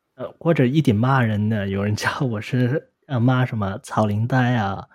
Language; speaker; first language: Chinese; non-native, local second language; Cantonese